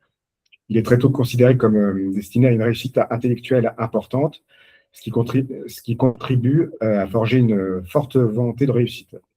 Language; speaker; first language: French; native; French